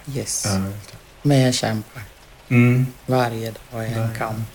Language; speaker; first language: Swedish; non-native, fluent; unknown